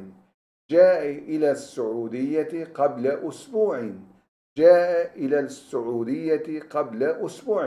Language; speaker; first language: Arabic; non-native, fluent; Turkish